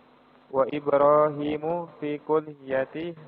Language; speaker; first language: Arabic; non-native, learner; Indonesian